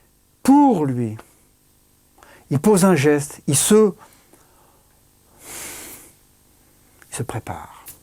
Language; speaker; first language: French; native; French